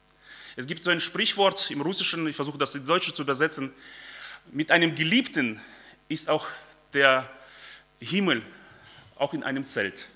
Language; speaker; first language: German; early bilingual, other home language; Russian